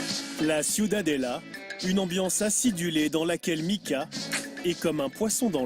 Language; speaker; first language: French; native; French